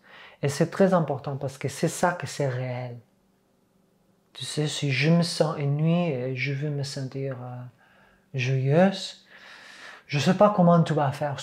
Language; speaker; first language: French; non-native, fluent; Catalan